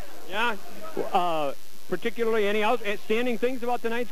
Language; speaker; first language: English; native; English